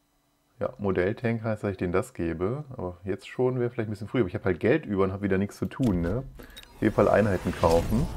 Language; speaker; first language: German; native; German